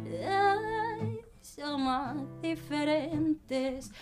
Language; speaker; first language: Spanish; native; Spanish